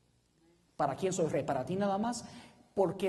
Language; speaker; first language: Spanish; native; Spanish